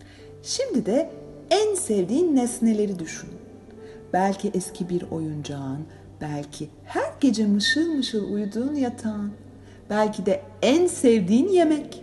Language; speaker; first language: Turkish; native; Turkish